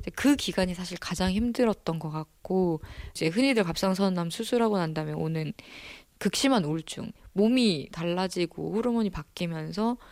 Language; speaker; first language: Korean; native; Korean